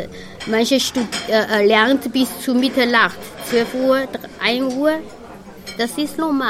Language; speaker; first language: German; non-native, learner; Chinese